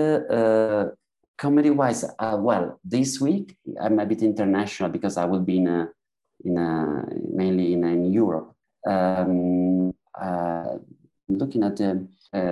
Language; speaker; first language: English; non-native, fluent; Italian